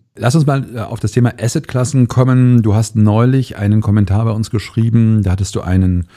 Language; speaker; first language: German; native; German